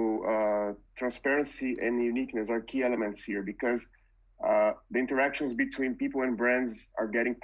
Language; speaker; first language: English; non-native, fluent; Portuguese